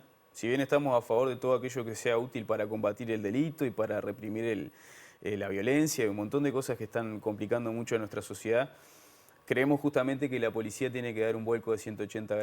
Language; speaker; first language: Spanish; native; Spanish